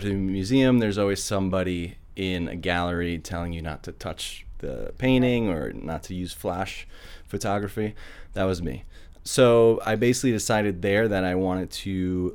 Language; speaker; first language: English; native; English